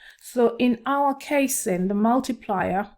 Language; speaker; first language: English; non-native, local second language; Swahili